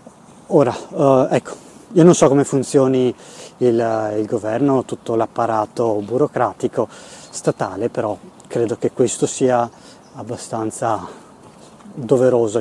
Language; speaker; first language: Italian; native; Italian